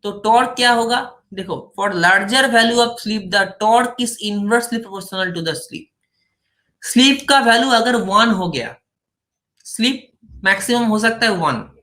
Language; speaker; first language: Hindi; non-native, local second language; Bangla